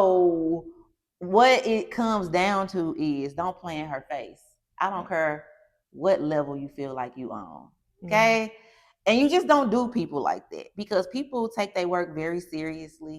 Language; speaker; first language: English; native; English